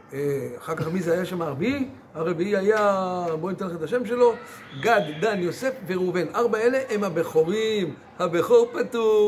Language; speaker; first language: Hebrew; native; Hebrew